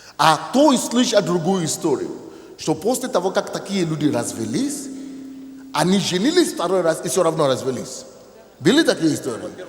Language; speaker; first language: Russian; non-native, fluent; Yoruba